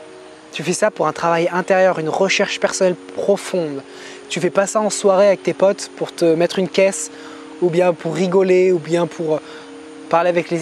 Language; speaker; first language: French; native; French